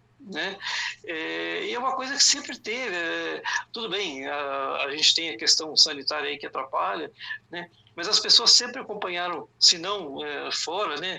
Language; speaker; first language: Portuguese; native; Portuguese